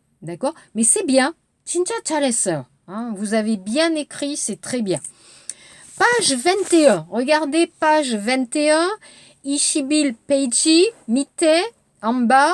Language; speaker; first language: French; native; French